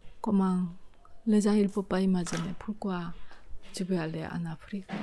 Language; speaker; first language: French; non-native, learner; Korean